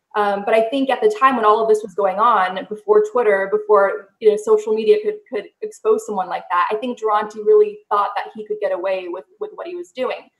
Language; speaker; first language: English; native; English